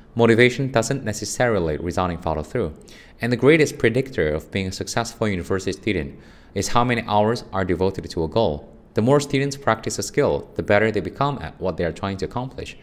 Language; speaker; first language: English; non-native, fluent; Chinese